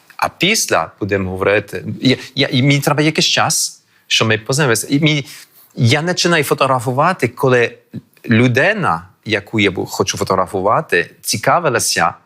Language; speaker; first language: Ukrainian; early bilingual, heritage; French